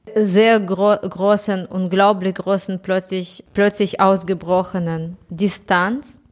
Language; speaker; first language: German; non-native, fluent; Russian